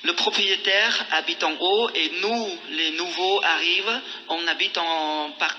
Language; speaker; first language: French; non-native, fluent; Khmer